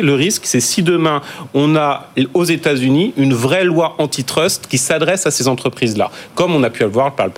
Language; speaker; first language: French; native; French